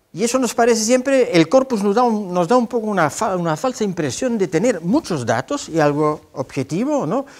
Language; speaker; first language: Spanish; non-native, fluent; Dutch